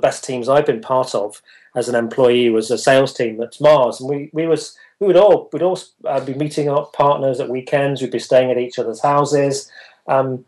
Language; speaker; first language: English; native; English